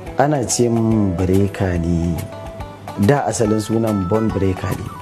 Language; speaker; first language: Hausa; native; Hausa